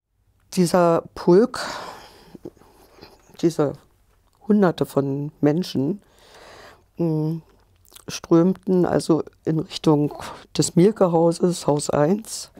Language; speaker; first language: German; native; German